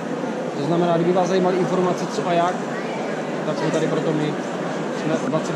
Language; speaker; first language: Czech; native; Czech